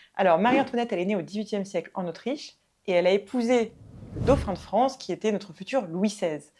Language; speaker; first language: French; native; French